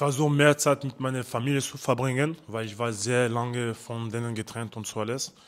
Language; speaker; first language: German; non-native, learner; French